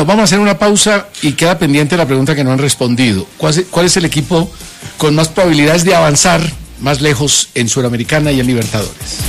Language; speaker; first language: Spanish; native; Spanish